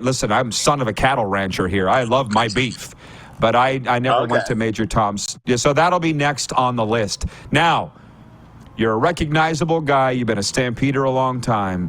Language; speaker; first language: English; native; English